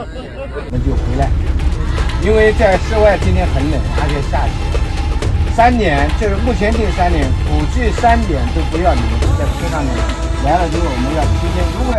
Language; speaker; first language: Chinese; native; Chinese